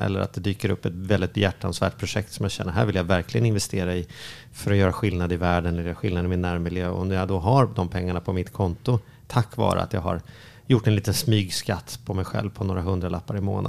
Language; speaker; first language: Swedish; native; Swedish